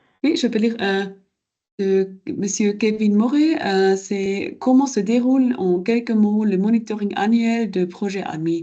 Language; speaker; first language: French; non-native, local second language; German